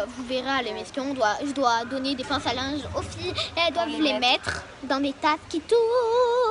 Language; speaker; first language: French; native; French